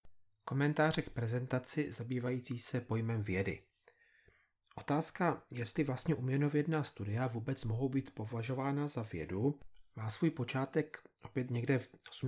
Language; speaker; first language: Czech; native; Czech